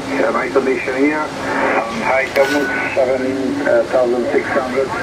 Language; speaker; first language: English; non-native, learner; Italian